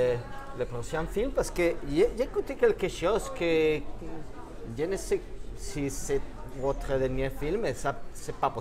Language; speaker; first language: French; non-native, fluent; Spanish